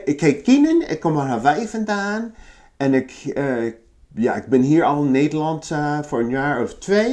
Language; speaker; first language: Dutch; non-native, learner; English